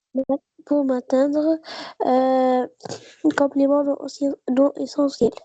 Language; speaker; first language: French; non-native, learner; Arabic